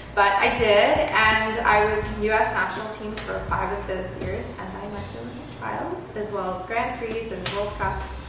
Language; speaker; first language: English; native; English